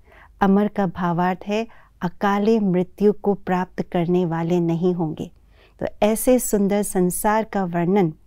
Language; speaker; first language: Hindi; native; Hindi